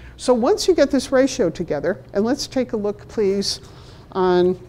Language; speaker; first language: English; native; English